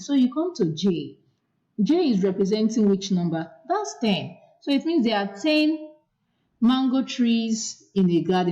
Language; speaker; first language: English; non-native, local second language; Yoruba